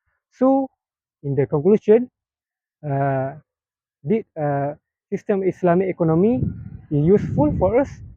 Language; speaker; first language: English; non-native, local second language; Malay